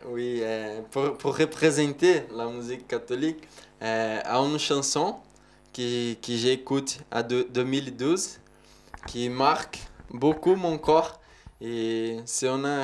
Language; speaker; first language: French; non-native, learner; Portuguese